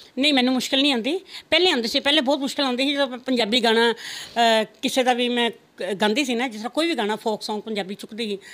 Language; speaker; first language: Punjabi; non-native, local second language; Rajasthani